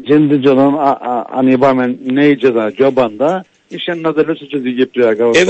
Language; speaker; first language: Greek; non-native, local second language; Turkish